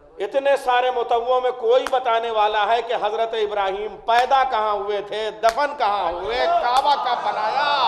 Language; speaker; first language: Hindi; native; Hindi